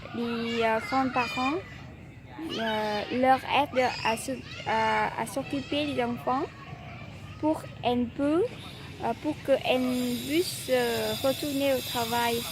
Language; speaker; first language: French; non-native, learner; Vietnamese